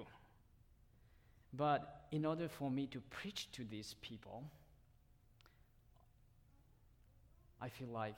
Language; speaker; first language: English; non-native, fluent; Tedim Chin